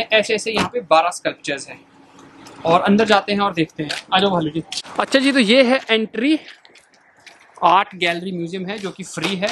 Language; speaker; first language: Hindi; native; Hindi